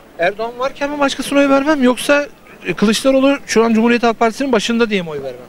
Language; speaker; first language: Turkish; native; Turkish